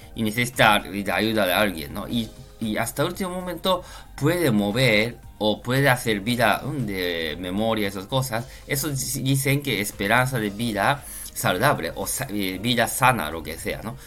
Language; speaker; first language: Spanish; non-native, learner; Japanese